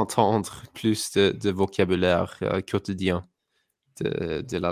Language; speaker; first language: French; non-native, learner; English